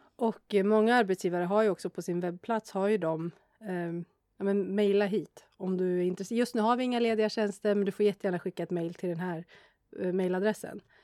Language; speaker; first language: Swedish; native; Swedish